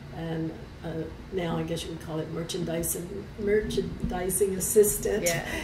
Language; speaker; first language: English; native; English